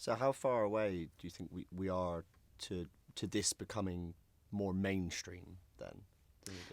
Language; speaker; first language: English; native; English